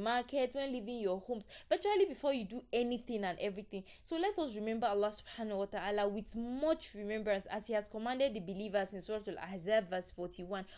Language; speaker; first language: English; non-native, local second language; Yoruba